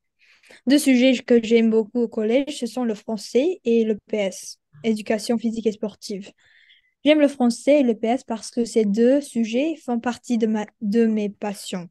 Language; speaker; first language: French; non-native, learner; Indonesian